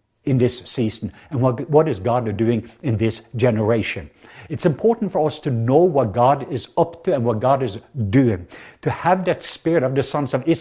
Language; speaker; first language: English; non-native, fluent; Norwegian